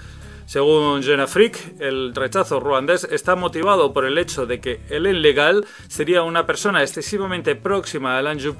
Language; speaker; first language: Spanish; native; Spanish